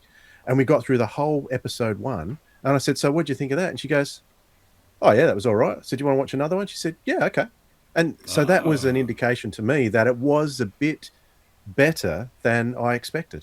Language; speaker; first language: English; native; English